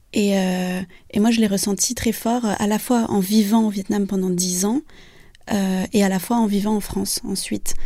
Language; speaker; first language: French; early bilingual, other home language; Vietnamese